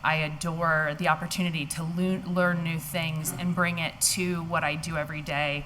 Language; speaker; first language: English; native; English